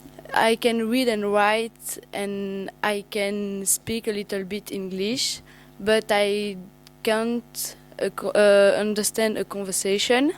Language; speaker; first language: English; non-native, learner; French